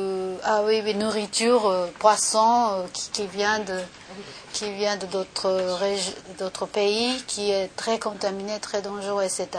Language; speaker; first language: French; non-native, learner; Japanese